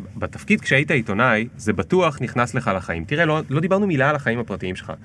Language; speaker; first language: Hebrew; native; Hebrew